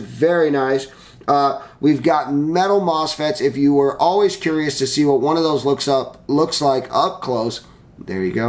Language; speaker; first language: English; native; English